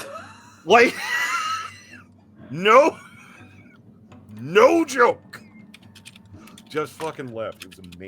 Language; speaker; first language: English; native; English